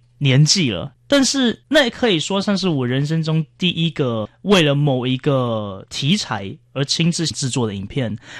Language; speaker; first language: Chinese; native; Chinese